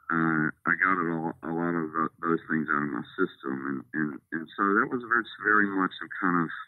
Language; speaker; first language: English; native; English